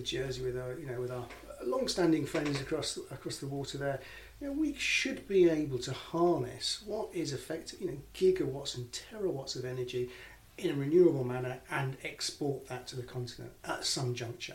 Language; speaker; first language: English; native; English